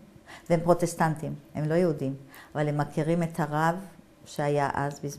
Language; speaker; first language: Hebrew; non-native, fluent; German